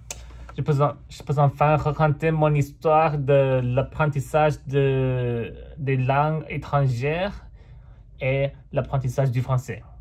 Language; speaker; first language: French; non-native, fluent; English